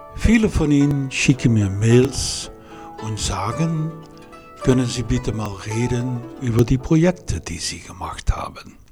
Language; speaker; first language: German; non-native, fluent; Dutch